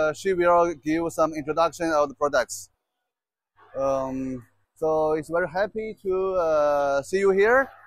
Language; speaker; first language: English; non-native, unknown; Chinese